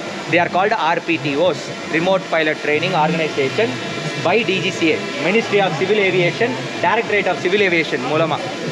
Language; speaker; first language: English; non-native, local second language; Tamil